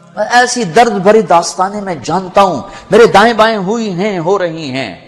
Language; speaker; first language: Urdu; non-native, local second language; Punjabi